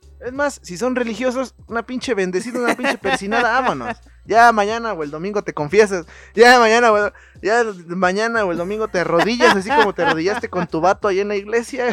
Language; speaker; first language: Spanish; native; Spanish